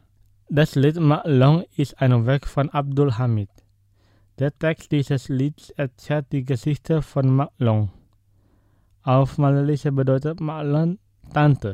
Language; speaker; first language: German; non-native, fluent; Indonesian